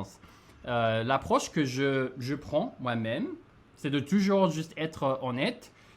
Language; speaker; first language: French; non-native, fluent; English